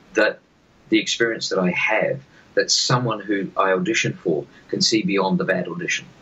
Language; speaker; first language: English; native; English